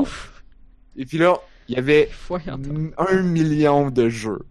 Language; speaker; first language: French; native; French